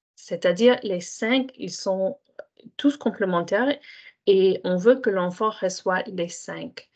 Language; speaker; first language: French; non-native, fluent; English